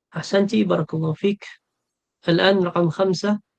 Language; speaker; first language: Arabic; non-native, fluent; Filipino